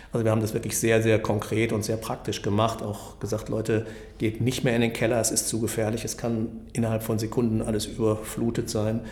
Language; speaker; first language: German; native; German